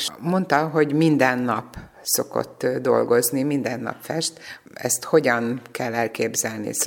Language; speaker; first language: Hungarian; native; Hungarian